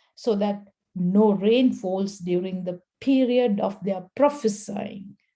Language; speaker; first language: English; non-native, local second language; Sinhala